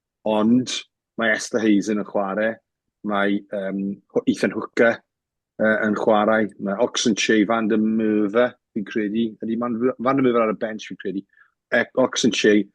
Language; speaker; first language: Welsh; native; Welsh